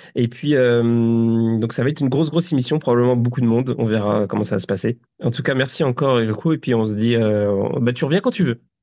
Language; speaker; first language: French; native; French